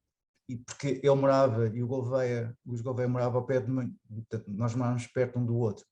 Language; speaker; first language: Portuguese; native; Portuguese